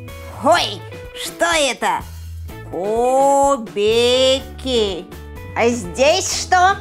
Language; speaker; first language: Russian; native; Russian